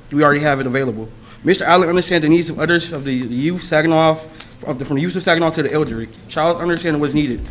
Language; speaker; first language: English; native; English